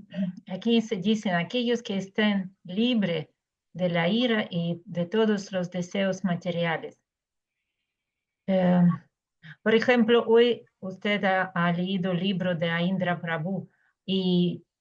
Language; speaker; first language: Spanish; non-native, fluent; Russian